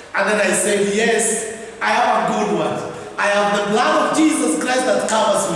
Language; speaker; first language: English; non-native, local second language; Swahili